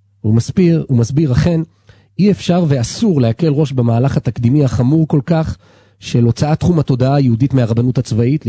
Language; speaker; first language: Hebrew; native; Hebrew